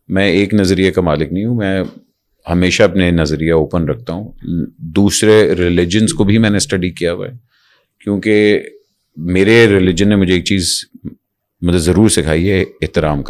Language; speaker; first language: Hindi; non-native, local second language; Punjabi